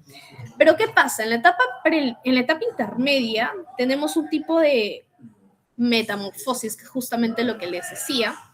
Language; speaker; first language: Spanish; native; Spanish